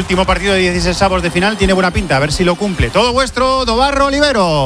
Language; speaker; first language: Spanish; native; Spanish